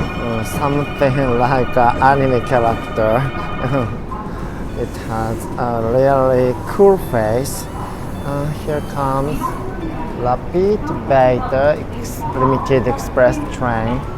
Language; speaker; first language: English; non-native, learner; Japanese